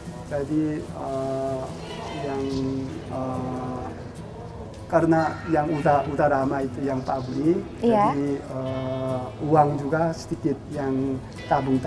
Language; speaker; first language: Indonesian; non-native, learner; Korean